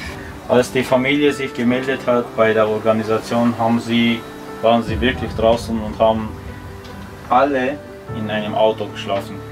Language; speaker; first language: German; early bilingual, other home language; Armenian